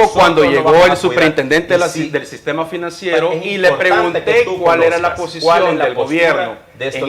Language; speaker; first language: Spanish; native; Spanish